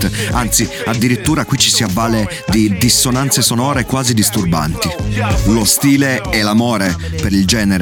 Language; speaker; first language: Italian; native; Italian